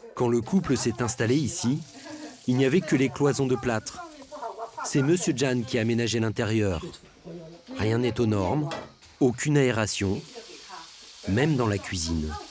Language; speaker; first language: French; native; French